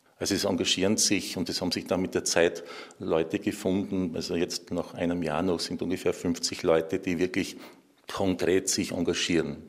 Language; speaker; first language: German; native; German